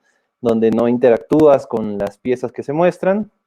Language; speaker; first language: Spanish; native; Spanish